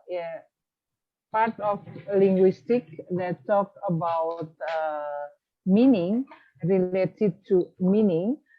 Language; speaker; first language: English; non-native, fluent; Indonesian